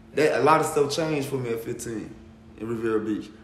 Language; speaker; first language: English; native; English